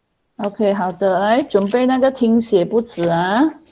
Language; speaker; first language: Chinese; non-native, local second language; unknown